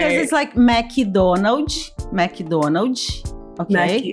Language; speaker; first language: English; non-native, fluent; Portuguese